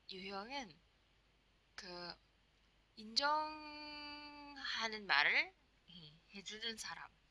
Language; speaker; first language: Korean; non-native, learner; Indonesian